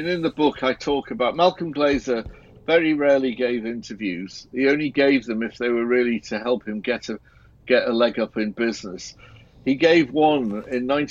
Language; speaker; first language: English; native; English